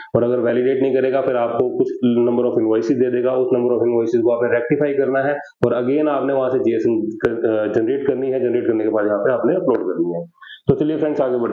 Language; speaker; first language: Hindi; native; Hindi